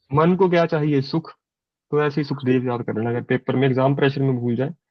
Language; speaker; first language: Hindi; non-native, local second language; Punjabi